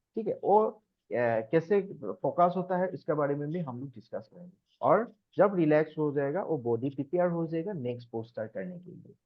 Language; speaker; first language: Hindi; non-native, local second language; Assamese